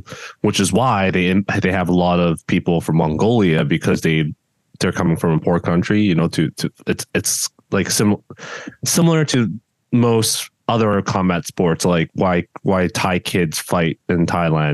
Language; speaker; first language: English; non-native, local second language; Cantonese